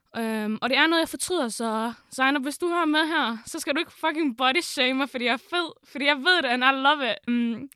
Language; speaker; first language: Danish; early bilingual, other home language; Arabic